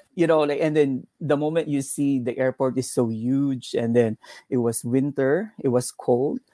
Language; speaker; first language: English; non-native, local second language; Cebuano